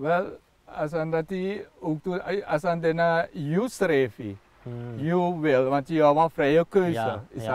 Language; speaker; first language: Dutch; non-native, local second language; Sranan Tongo